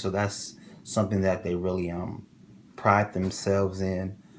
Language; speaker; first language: English; native; English